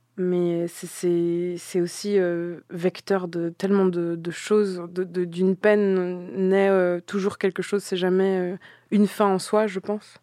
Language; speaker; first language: French; native; French